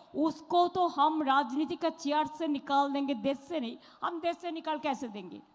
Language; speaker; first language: Hindi; non-native, local second language; Bangla